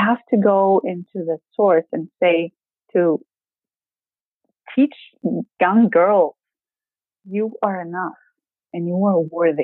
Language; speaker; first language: English; non-native, fluent; Greek